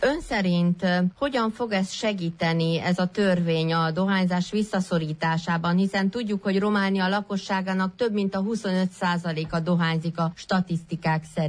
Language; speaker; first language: Hungarian; native; Hungarian